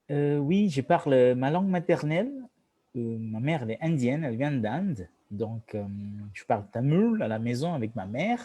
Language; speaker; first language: French; non-native, learner; Tamil